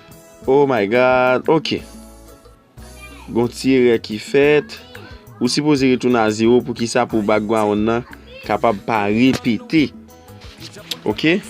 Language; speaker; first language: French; non-native, learner; Haitian Creole